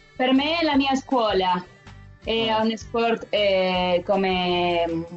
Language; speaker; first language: Italian; non-native, fluent; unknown